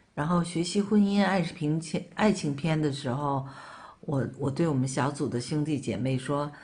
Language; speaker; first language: Chinese; native; Chinese